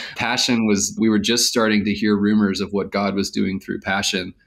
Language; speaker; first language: English; native; English